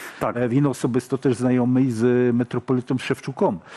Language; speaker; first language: Polish; non-native, learner; Ukrainian